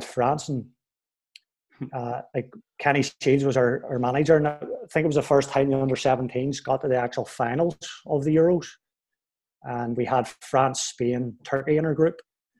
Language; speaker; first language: English; native; English